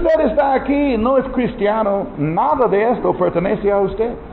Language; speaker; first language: Spanish; non-native, learner; English